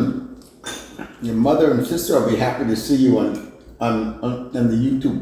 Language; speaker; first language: English; native; English